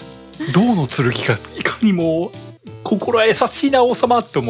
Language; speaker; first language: Japanese; native; Japanese